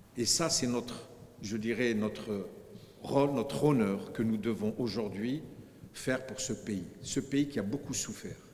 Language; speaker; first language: French; non-native, local second language; Arabic